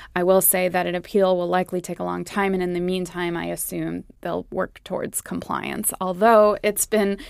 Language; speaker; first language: English; native; English